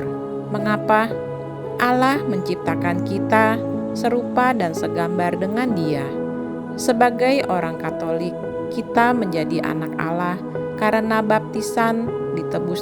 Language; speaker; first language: Indonesian; native; Indonesian